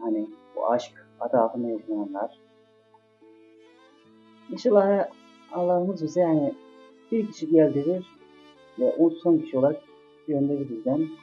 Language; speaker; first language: Turkish; native; Turkish